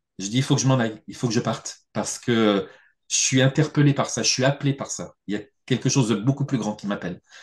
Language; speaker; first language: French; native; French